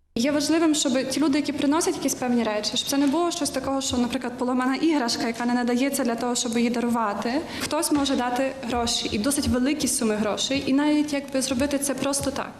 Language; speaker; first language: Ukrainian; native; Ukrainian